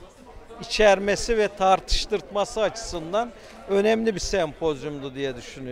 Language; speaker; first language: Turkish; native; Turkish